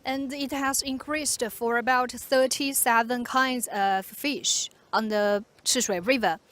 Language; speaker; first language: English; non-native, fluent; Chinese